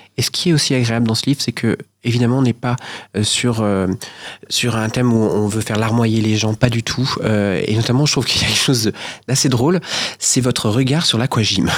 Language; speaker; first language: French; native; French